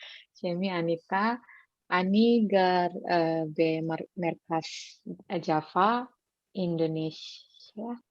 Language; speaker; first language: Hebrew; non-native, learner; Indonesian